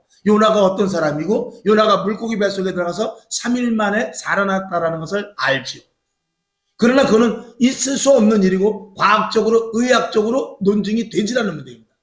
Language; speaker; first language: Korean; native; Korean